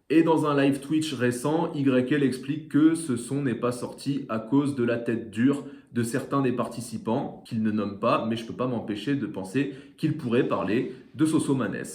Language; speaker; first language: French; native; French